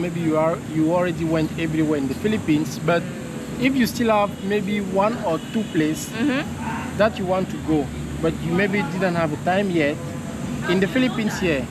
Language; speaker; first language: English; non-native, learner; French